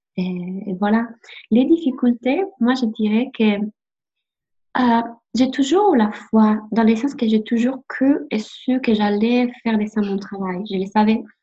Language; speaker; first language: French; non-native, fluent; Italian